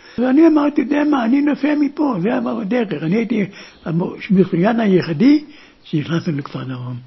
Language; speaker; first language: Hebrew; early bilingual, other home language; German